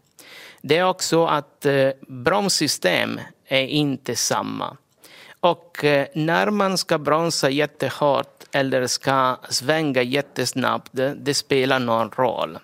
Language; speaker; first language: Swedish; non-native, fluent; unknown